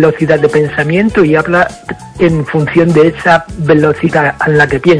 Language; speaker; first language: Spanish; non-native, fluent; English